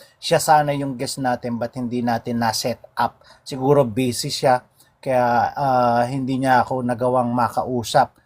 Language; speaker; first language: Filipino; native; Filipino